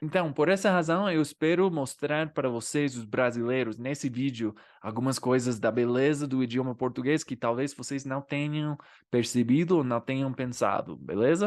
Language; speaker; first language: Portuguese; non-native, fluent; English